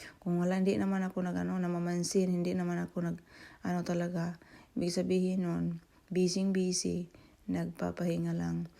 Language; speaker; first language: Filipino; native; Filipino